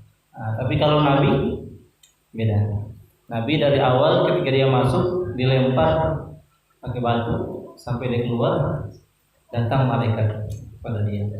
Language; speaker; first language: Indonesian; native; Indonesian